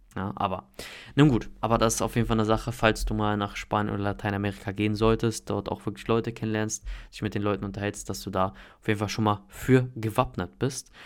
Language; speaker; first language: German; native; German